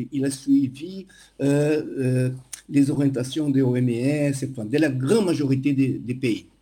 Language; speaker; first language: French; non-native, fluent; Portuguese